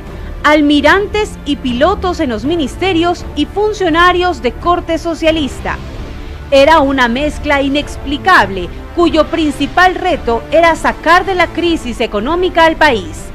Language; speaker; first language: Spanish; native; Spanish